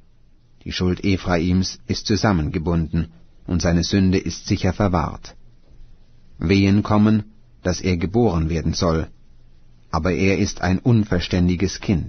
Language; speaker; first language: German; native; German